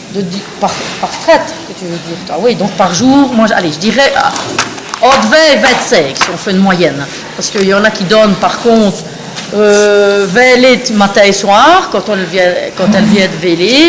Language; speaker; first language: French; native; French